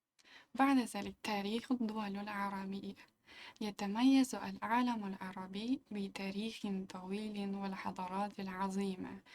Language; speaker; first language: Arabic; non-native, local second language; Uzbek